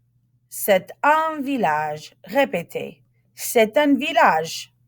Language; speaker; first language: French; non-native, fluent; English